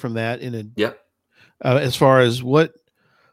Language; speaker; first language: English; native; English